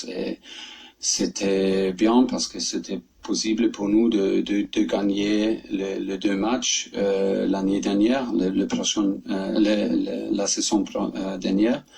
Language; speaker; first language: French; non-native, learner; German